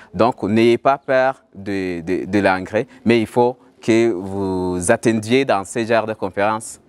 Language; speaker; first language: French; non-native, local second language; Rundi